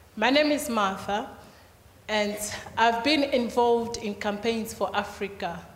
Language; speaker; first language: English; non-native, local second language; Shona